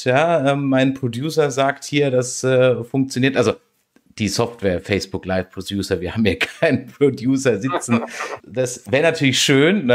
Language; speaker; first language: German; native; German